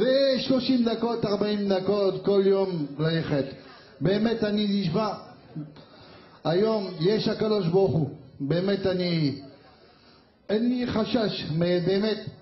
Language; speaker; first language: Hebrew; non-native, learner; French